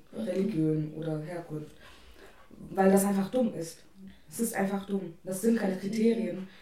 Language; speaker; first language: German; non-native, fluent; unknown